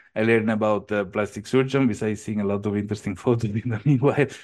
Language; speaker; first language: English; non-native, fluent; Italian